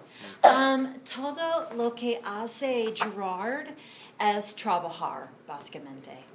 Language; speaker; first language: Spanish; non-native, fluent; English